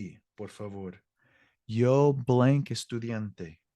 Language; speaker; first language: Spanish; non-native, learner; English